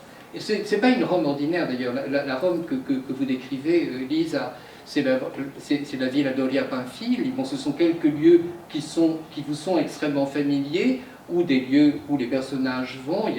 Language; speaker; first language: French; native; French